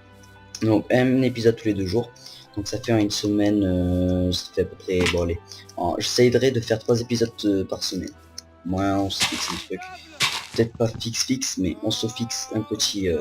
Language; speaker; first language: French; native; French